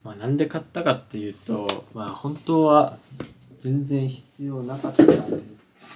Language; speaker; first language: Japanese; native; Japanese